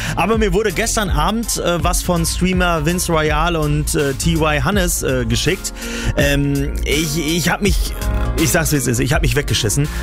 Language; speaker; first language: German; native; German